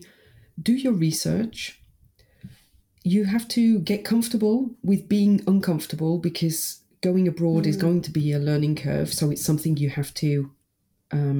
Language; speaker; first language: English; native; English